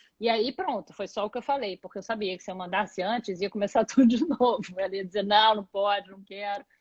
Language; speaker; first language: Portuguese; native; Portuguese